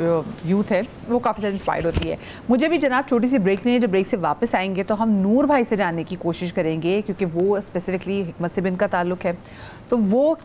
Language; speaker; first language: Urdu; native; Urdu